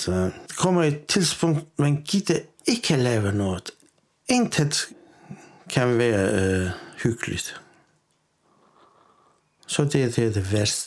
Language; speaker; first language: Danish; non-native, fluent; Turkish